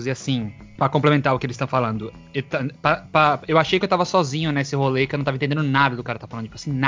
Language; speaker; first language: Portuguese; native; Portuguese